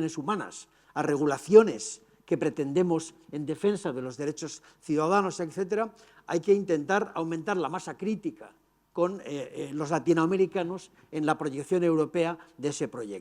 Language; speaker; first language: Spanish; native; Spanish